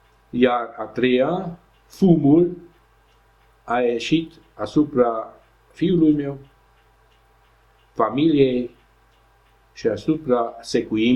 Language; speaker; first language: Romanian; non-native, local second language; Hungarian